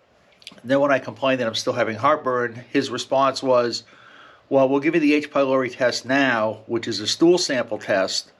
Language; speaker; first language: English; native; English